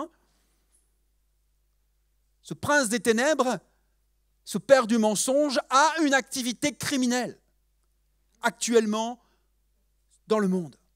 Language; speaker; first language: French; native; French